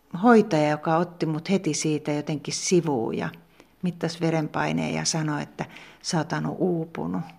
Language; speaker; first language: Finnish; native; Finnish